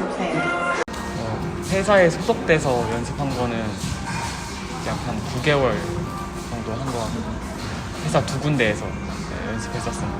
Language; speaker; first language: Korean; non-native, fluent; Thai